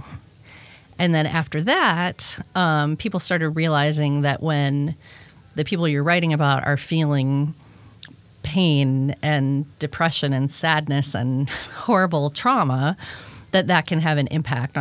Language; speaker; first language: English; native; English